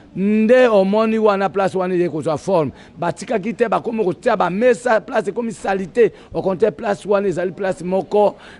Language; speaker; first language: Lingala; non-native, local second language; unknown